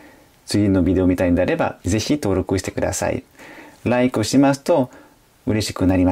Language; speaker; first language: Japanese; non-native, fluent; French